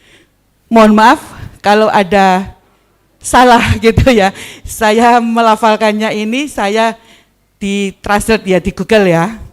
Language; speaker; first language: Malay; non-native, local second language; Javanese